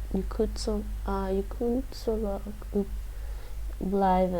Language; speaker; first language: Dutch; non-native, learner; English